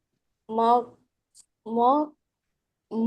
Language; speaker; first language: Korean; non-native, learner; Indonesian